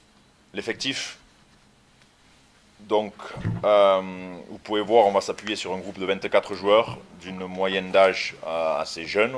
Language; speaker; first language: French; native; French